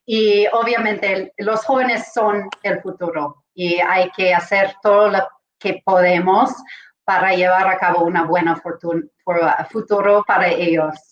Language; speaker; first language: Spanish; non-native, fluent; English